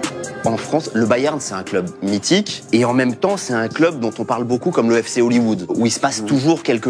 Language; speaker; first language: French; native; French